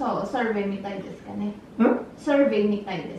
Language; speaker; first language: Japanese; non-native, learner; Filipino